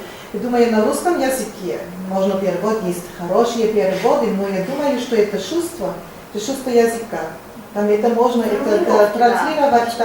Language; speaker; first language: Russian; non-native, learner; German